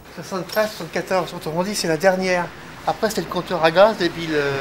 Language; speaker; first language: French; native; French